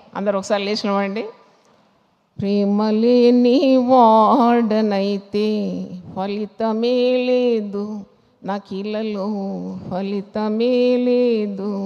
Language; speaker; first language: Telugu; non-native, fluent; Malayalam